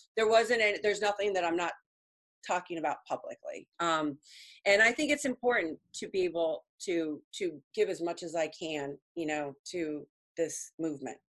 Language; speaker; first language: English; early bilingual, other home language; Spanish